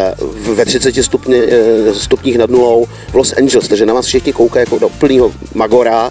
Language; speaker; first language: Czech; native; Czech